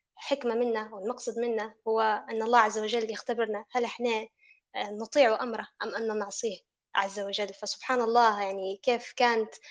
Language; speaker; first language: Arabic; native; Arabic